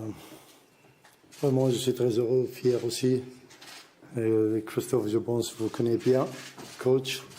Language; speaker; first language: French; non-native, learner; Arabic